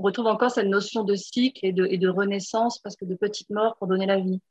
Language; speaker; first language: French; native; French